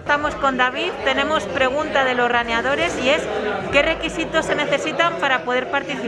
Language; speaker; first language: Spanish; native; Spanish